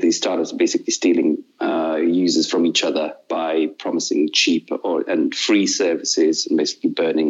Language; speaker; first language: English; non-native, fluent; Russian